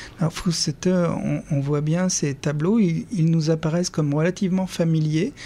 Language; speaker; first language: French; native; French